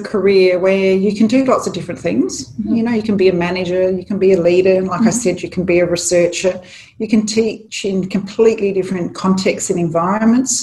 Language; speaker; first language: English; native; English